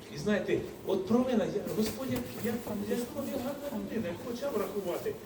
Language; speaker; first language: Ukrainian; native; Ukrainian